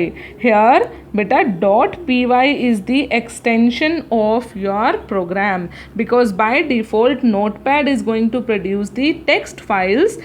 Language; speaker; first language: English; non-native, local second language; Hindi